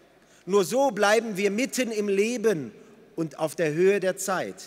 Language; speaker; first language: German; native; German